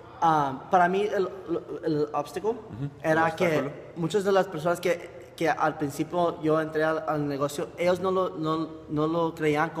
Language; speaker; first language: Spanish; early bilingual, heritage; Spanish